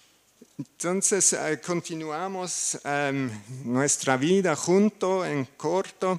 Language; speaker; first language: Spanish; non-native, learner; German